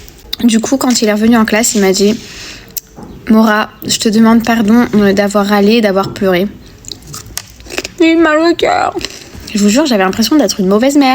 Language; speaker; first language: French; native; French